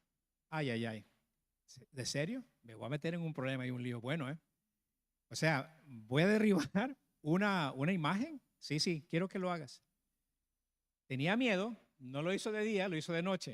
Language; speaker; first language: Spanish; native; Spanish